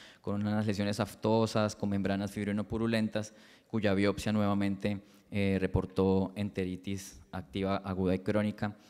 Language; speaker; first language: Spanish; native; Spanish